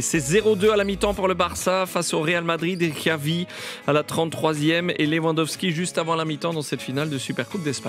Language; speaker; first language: French; native; French